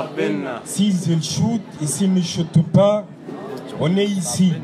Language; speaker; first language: French; non-native, fluent; Arabic